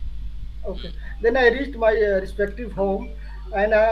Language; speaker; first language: English; non-native, learner; Hindi